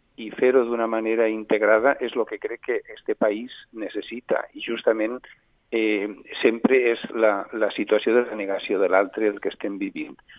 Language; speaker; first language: Catalan; non-native, local second language; Spanish